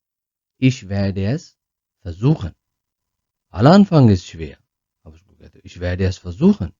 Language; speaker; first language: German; non-native, learner; Urdu